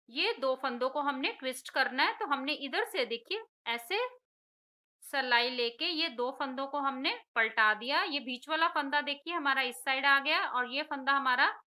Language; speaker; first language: Hindi; native; Hindi